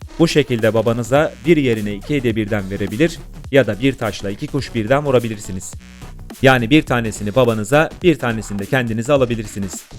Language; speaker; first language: Turkish; native; Turkish